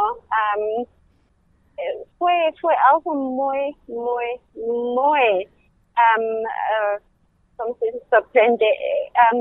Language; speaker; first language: Spanish; non-native, learner; English